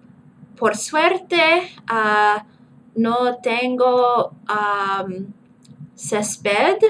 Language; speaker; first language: Spanish; non-native, learner; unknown